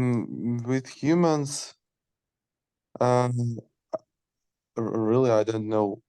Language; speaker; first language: English; non-native, learner; Ukrainian